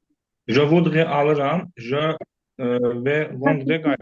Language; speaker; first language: French; non-native, learner; Azerbaijani